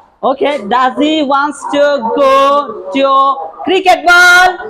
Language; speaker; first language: English; non-native, local second language; Bangla